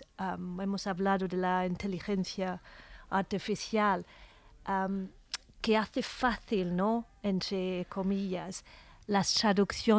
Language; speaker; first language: Spanish; non-native, fluent; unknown